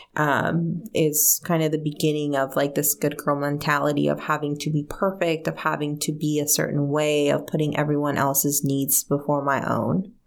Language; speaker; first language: English; early bilingual, other home language; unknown